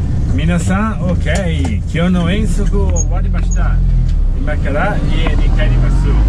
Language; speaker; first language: Japanese; non-native, learner; Italian